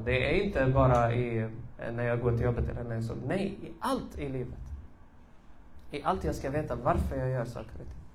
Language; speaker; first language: Swedish; early bilingual, other home language; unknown